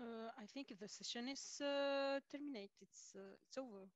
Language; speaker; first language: English; non-native, fluent; Arabic